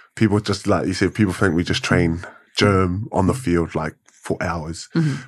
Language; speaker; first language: English; native; English